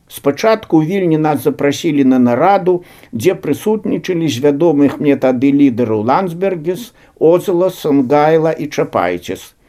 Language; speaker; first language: Belarusian; native; Belarusian